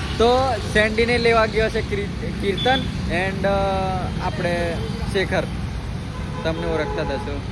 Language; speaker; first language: Gujarati; non-native, local second language; Rathawi